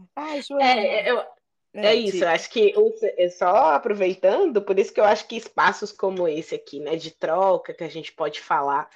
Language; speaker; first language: Portuguese; native; Portuguese